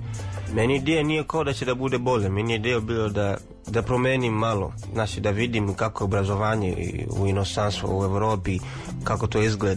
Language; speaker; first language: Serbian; non-native, learner; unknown